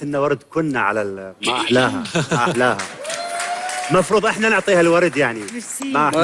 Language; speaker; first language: Arabic; native; Arabic